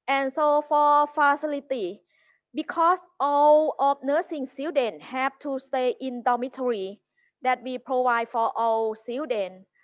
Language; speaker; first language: English; non-native, fluent; Thai